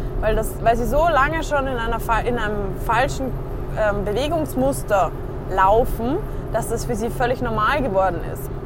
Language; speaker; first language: German; native; German